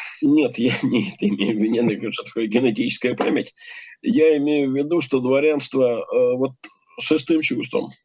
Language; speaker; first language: Russian; native; Russian